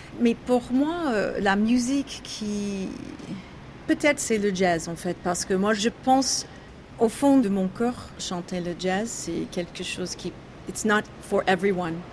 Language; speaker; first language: French; non-native, learner; English